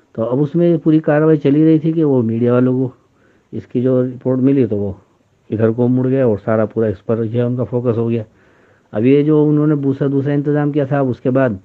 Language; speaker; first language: Urdu; native; Urdu